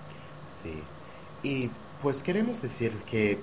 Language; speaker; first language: Spanish; non-native, learner; English